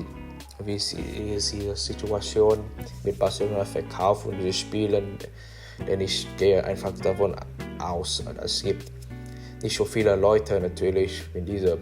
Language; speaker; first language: German; non-native, learner; English